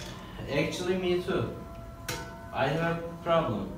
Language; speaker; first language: English; non-native, learner; Turkish